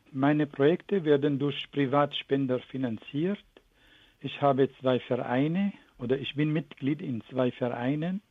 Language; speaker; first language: German; non-native, fluent; Arabic